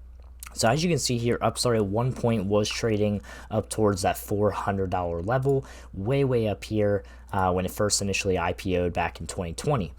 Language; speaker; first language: English; native; English